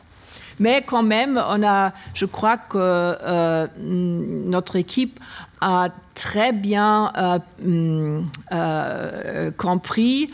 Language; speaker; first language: French; non-native, learner; German